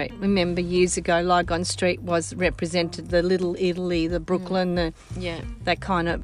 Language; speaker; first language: English; non-native, local second language; Sicilian